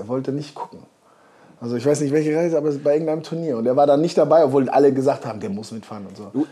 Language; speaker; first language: German; native; German